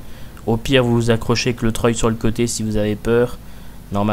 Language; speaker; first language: French; native; French